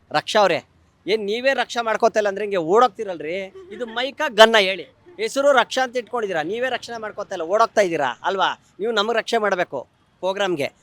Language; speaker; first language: Kannada; native; Kannada